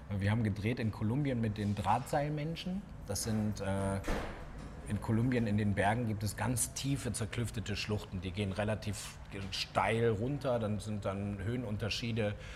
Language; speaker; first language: German; native; German